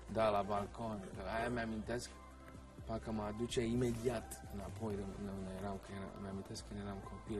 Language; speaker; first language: Romanian; early bilingual, heritage; Romanian